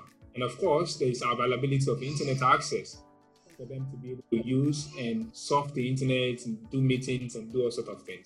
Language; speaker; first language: English; non-native, local second language; Yoruba